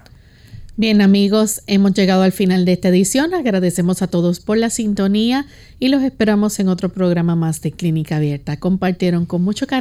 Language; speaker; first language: Spanish; native; Spanish